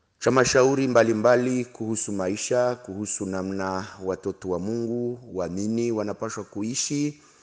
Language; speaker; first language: Swahili; non-native, local second language; Kinyarwanda